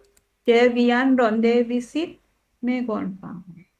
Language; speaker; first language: French; non-native, learner; Sinhala